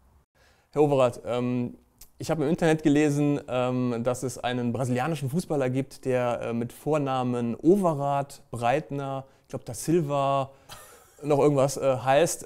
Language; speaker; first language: German; native; German